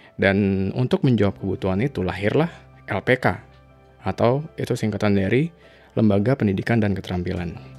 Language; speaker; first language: Indonesian; native; Indonesian